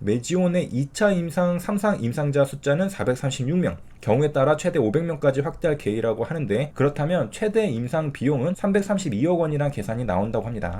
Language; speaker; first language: Korean; native; Korean